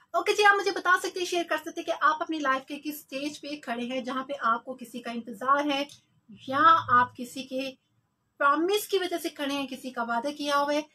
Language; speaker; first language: Urdu; non-native, local second language; Punjabi